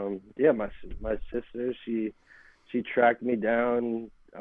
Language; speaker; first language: English; native; English